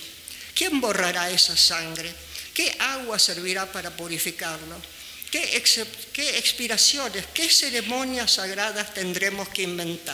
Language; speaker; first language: Spanish; native; Spanish